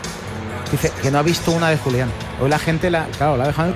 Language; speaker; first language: Spanish; native; Spanish